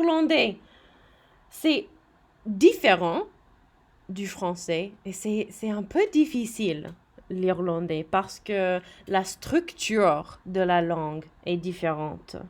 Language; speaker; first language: French; non-native, fluent; English